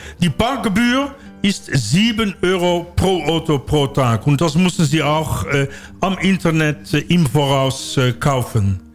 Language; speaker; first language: German; non-native, learner; Dutch